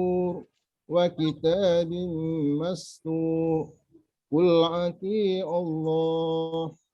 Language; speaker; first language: Arabic; non-native, learner; Malay